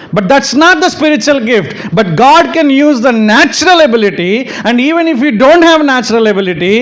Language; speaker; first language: English; non-native, local second language; Telugu